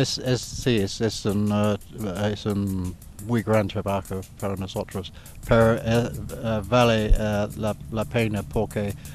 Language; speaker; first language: Spanish; non-native, learner; English